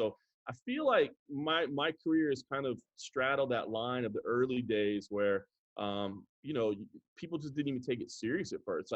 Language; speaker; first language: English; native; English